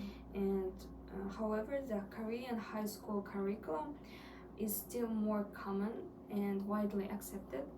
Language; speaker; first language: English; non-native, learner; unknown